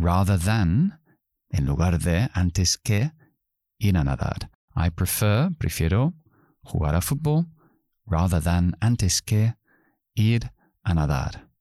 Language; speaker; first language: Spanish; non-native, fluent; English